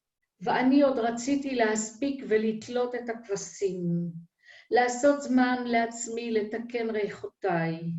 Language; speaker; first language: Hebrew; native; Hebrew